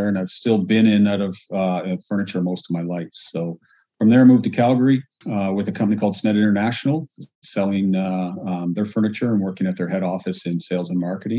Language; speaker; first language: English; native; English